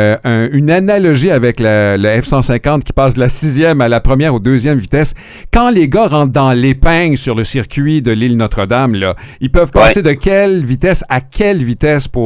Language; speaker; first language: French; native; French